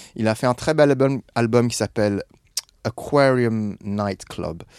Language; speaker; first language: French; non-native, fluent; English